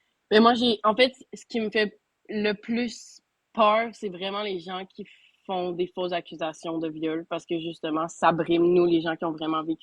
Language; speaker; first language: French; native; French